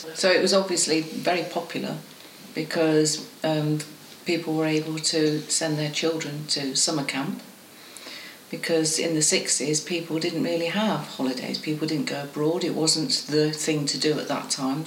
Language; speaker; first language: English; non-native, local second language; Estonian